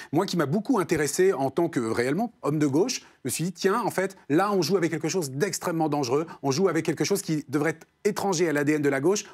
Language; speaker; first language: French; native; French